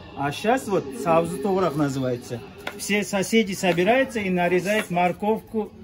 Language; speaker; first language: Russian; non-native, local second language; Kazakh